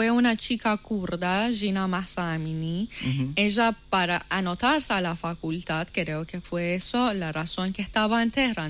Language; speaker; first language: Spanish; non-native, fluent; Persian